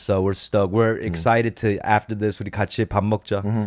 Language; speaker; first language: English; early bilingual, other home language; Korean